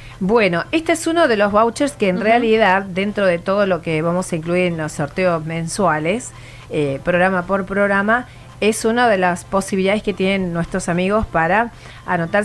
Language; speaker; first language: Spanish; native; Spanish